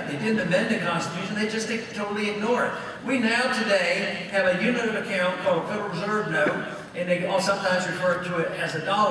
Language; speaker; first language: English; native; English